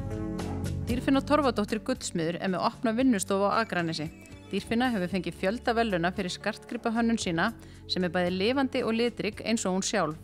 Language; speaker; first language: Icelandic; native; Icelandic